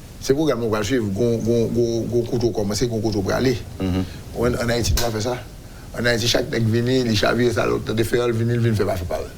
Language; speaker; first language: French; non-native, local second language; Haitian Creole